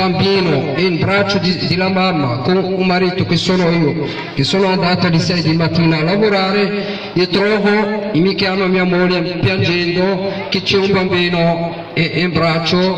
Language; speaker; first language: Italian; non-native, fluent; Arabic